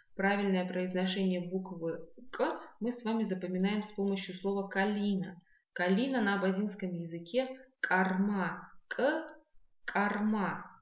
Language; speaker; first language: Russian; non-native, local second language; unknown